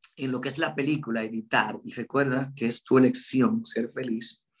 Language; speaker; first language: Spanish; native; Spanish